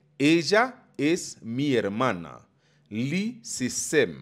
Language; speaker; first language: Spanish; non-native, fluent; Haitian Creole